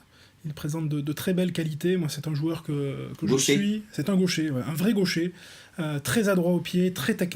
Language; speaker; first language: French; native; French